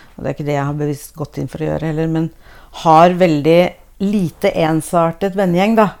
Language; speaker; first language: Norwegian; native; Norwegian